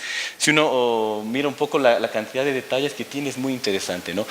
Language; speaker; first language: Spanish; native; Spanish